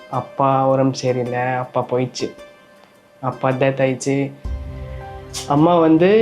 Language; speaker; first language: Tamil; non-native, learner; Nepali